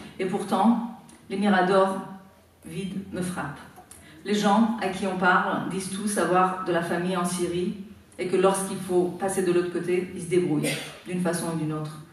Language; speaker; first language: French; non-native, fluent; Persian